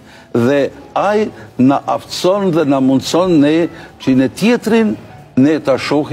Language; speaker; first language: Albanian; native; Albanian